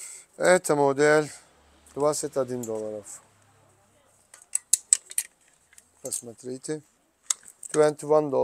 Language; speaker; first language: Russian; non-native, learner; Turkish